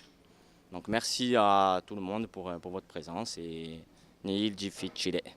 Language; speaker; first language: French; native; French